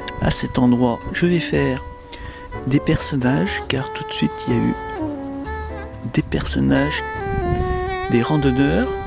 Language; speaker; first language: French; native; French